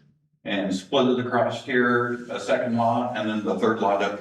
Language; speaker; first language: English; native; English